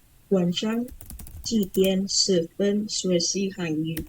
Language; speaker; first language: Chinese; non-native, learner; Indonesian